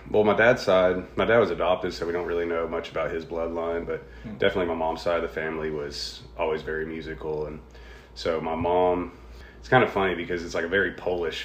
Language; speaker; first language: English; native; English